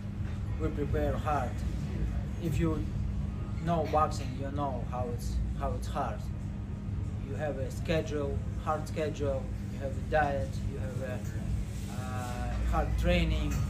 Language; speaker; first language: English; non-native, learner; Ukrainian